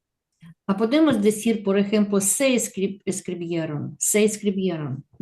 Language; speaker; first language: Spanish; non-native, learner; Russian